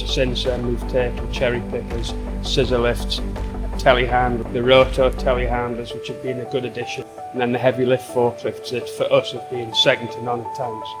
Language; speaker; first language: English; native; English